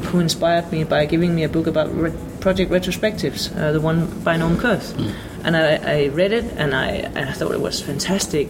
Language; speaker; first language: English; non-native, fluent; Danish